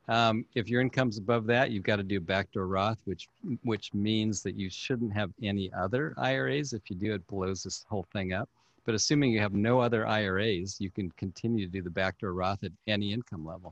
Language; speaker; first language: English; native; English